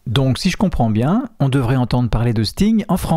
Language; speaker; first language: French; native; French